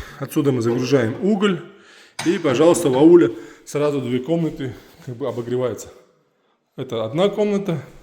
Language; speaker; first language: Russian; non-native, local second language; Uzbek